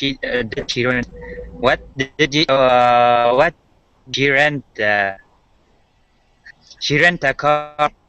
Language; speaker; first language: English; non-native, learner; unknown